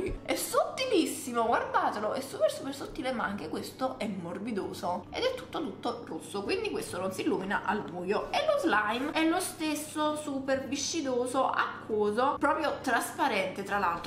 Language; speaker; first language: Italian; native; Italian